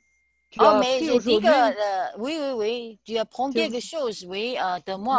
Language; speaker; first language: French; non-native, learner; Chinese